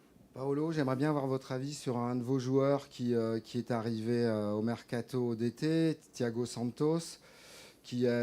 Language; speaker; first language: French; native; French